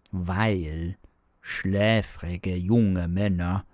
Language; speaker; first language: German; non-native, fluent; English